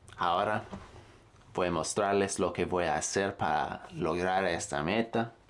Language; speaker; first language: Spanish; non-native, fluent; English